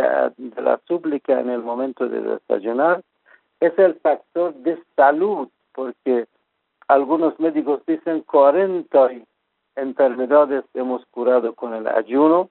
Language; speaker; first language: Spanish; non-native, fluent; Persian